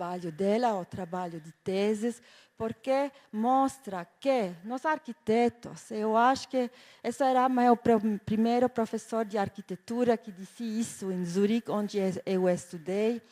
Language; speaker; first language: Portuguese; non-native, fluent; German